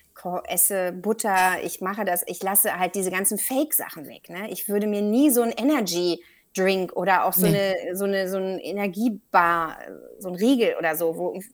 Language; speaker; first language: German; native; German